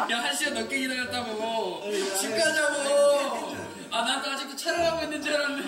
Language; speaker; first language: Korean; native; Korean